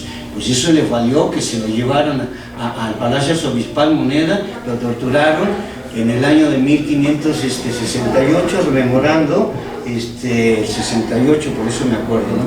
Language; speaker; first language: Spanish; native; Spanish